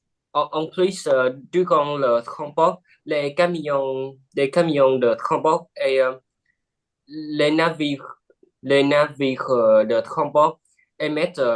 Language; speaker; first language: French; non-native, learner; Vietnamese